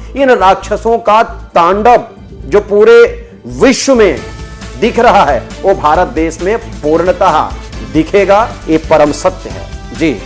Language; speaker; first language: Hindi; native; Hindi